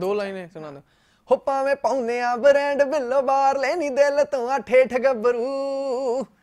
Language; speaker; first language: Hindi; non-native, local second language; Punjabi